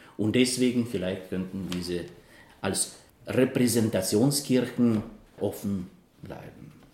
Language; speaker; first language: German; non-native, fluent; Russian